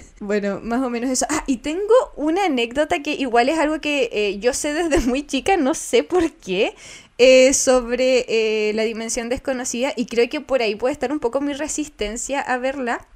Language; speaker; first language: Spanish; native; Spanish